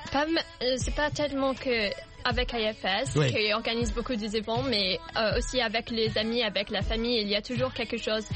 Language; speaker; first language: French; non-native, learner; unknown